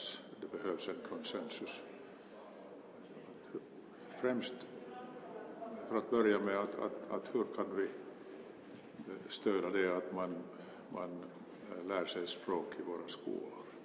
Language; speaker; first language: Swedish; non-native, local second language; Finnish